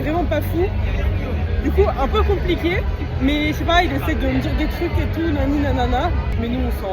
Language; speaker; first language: French; native; French